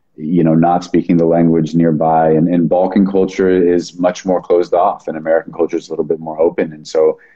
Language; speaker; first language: English; native; English